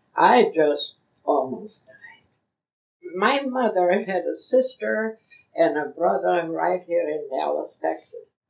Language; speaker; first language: English; non-native, fluent; Yiddish